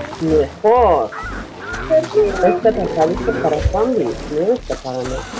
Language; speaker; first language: Spanish; non-native, learner; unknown